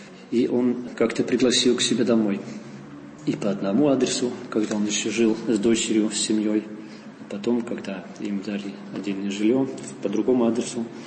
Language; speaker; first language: Russian; non-native, fluent; Dutch